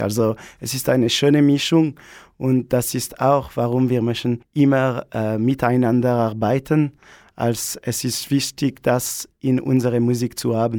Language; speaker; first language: German; non-native, learner; Italian